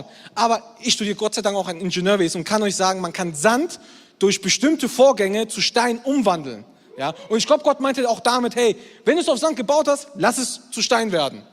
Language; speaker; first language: German; native; German